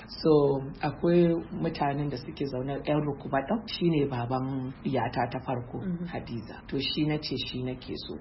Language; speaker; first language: Hausa; non-native, local second language; Fula